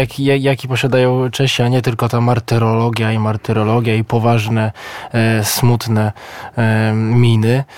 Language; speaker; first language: Polish; native; Polish